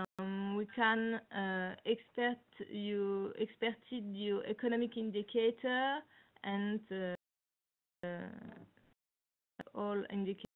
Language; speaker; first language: English; non-native, learner; French